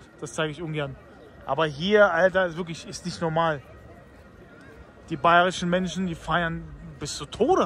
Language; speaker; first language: German; native; German